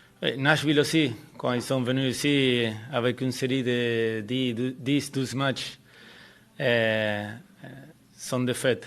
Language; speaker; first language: French; non-native, fluent; Spanish